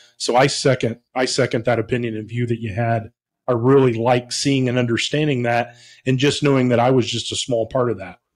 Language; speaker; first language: English; native; English